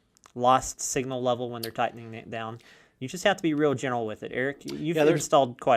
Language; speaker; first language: English; native; English